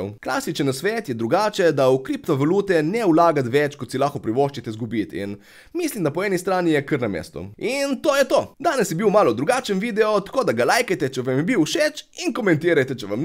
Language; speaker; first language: Slovenian; native; Slovenian